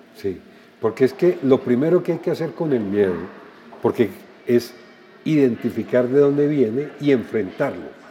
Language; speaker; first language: Spanish; native; Spanish